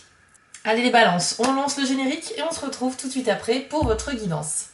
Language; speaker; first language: French; native; French